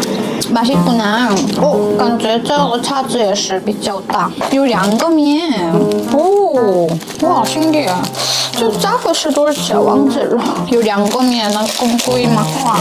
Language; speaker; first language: Chinese; non-native, learner; Korean